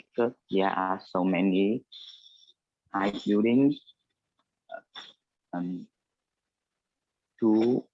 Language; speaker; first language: English; non-native, learner; Vietnamese